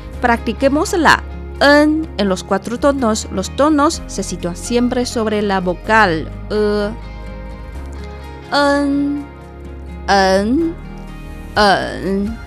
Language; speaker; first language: Spanish; non-native, fluent; Chinese